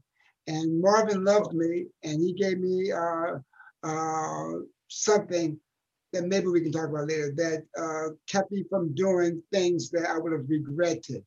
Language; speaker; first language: English; native; English